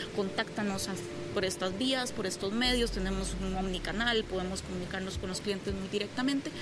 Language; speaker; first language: Spanish; native; Spanish